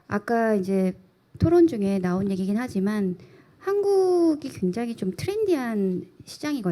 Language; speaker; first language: Korean; native; Korean